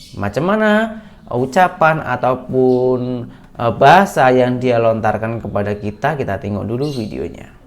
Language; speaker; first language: Indonesian; native; Indonesian